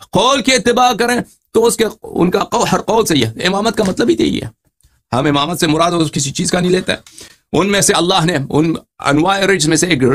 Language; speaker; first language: Urdu; non-native, fluent; Persian